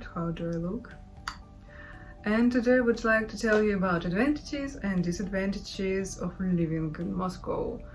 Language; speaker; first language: English; non-native, learner; Russian